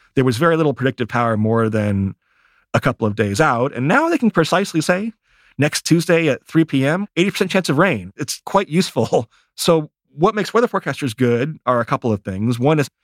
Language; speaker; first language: English; native; English